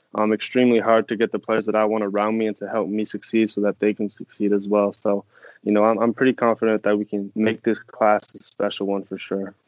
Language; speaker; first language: English; non-native, fluent; French